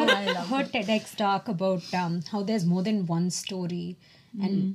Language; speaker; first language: English; non-native, local second language; Tamil